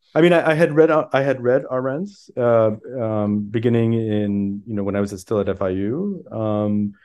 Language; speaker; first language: English; early bilingual, other home language; French